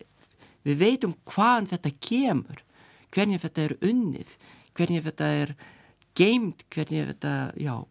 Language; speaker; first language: Icelandic; non-native, learner; Lithuanian